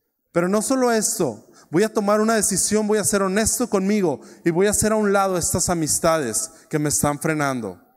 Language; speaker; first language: Spanish; native; Spanish